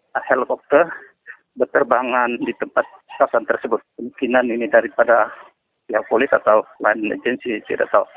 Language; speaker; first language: Malay; non-native, local second language; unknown